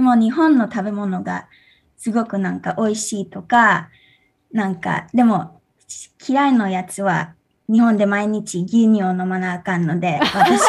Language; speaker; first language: Japanese; early bilingual, heritage; English